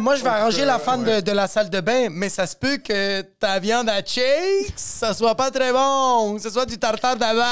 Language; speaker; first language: French; native; French